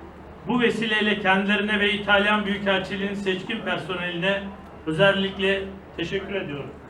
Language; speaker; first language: Turkish; native; Turkish